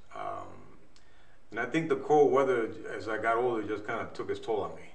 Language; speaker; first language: English; native; English